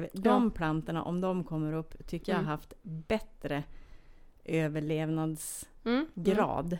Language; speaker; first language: Swedish; native; Swedish